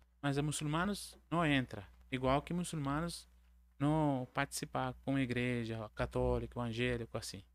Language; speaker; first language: Portuguese; non-native, learner; Arabic